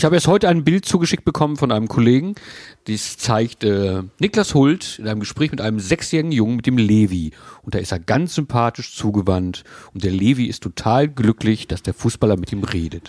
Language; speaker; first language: German; native; German